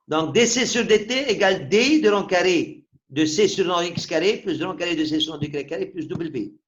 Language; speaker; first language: French; non-native, local second language; Arabic